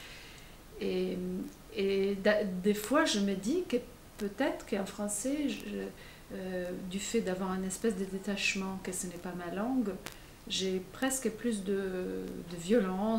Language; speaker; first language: French; non-native, fluent; Italian